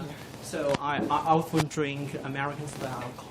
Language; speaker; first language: English; non-native, learner; Chinese